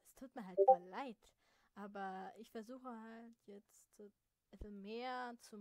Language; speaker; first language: German; native; German